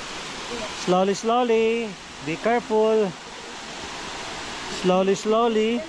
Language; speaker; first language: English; non-native, local second language; Cebuano